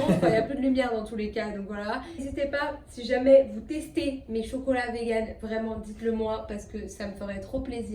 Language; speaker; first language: French; native; French